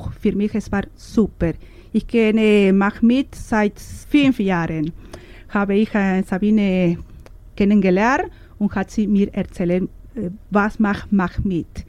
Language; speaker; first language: German; non-native, learner; Spanish